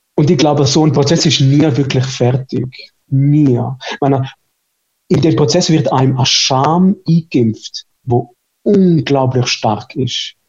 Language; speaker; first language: German; early bilingual, other home language; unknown